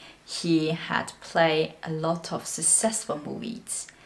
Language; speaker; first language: English; non-native, fluent; Chinese